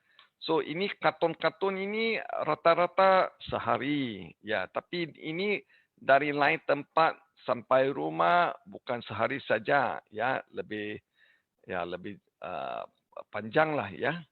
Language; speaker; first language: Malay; non-native, learner; English